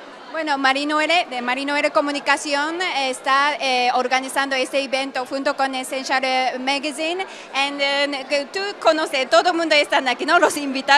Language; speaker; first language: Spanish; non-native, learner; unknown